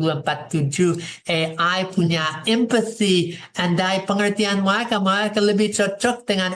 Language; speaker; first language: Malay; non-native, fluent; English